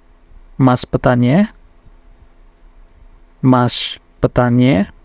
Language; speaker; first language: Polish; non-native, fluent; Indonesian